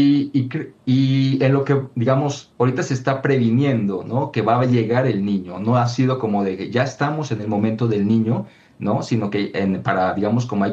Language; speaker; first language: Spanish; native; Spanish